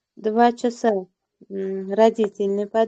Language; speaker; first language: Russian; non-native, learner; Uzbek